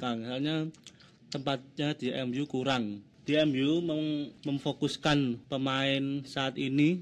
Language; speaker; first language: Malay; non-native, local second language; Javanese